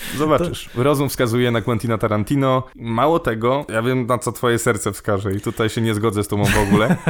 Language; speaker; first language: Polish; native; Polish